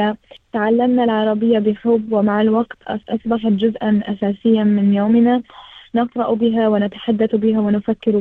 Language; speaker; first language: Arabic; early bilingual, heritage; Arabic